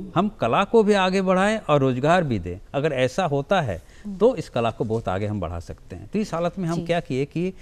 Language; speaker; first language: Hindi; native; Hindi